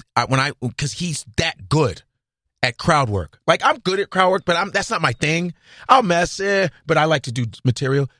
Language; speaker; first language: English; native; English